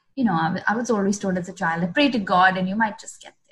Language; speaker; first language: English; non-native, local second language; Hindi